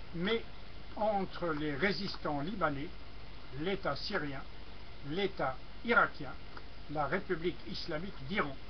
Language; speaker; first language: French; non-native, local second language; Arabic